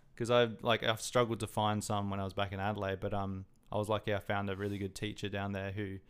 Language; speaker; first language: English; native; English